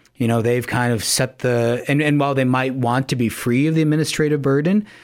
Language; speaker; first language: English; native; English